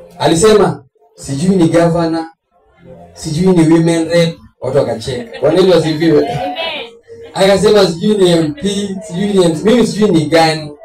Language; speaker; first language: Swahili; non-native, local second language; Luo (Kenya and Tanzania)